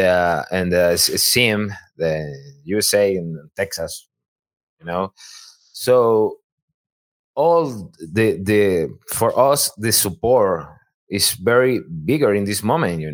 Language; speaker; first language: English; non-native, learner; Spanish